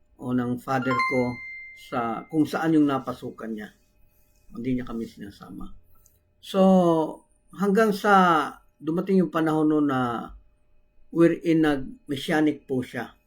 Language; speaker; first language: Filipino; non-native, local second language; Cebuano